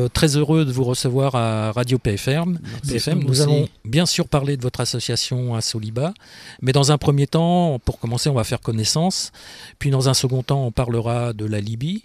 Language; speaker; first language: French; native; French